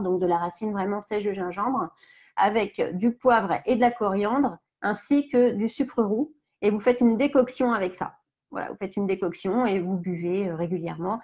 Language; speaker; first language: French; native; French